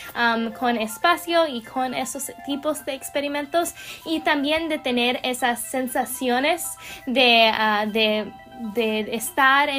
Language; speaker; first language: Spanish; non-native, learner; English